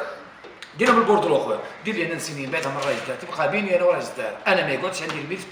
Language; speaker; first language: Arabic; native; Arabic